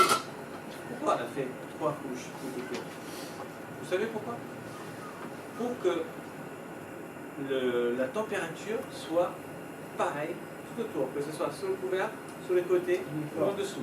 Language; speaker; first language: French; native; French